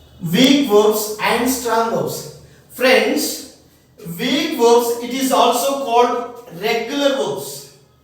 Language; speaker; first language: English; non-native, local second language; Telugu